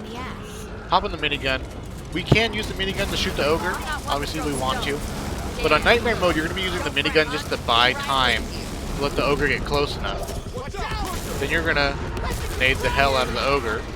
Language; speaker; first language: English; native; English